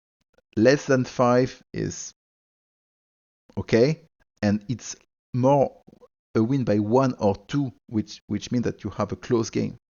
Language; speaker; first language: English; non-native, fluent; French